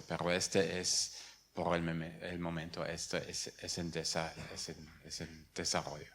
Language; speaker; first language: Spanish; non-native, fluent; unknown